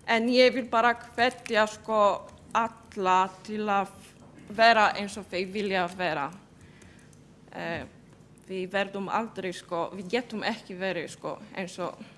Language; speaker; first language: Icelandic; non-native, fluent; Polish